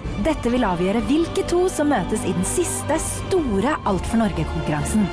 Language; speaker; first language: Norwegian; native; Norwegian